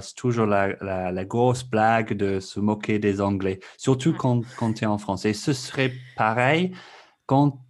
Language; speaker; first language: French; non-native, fluent; English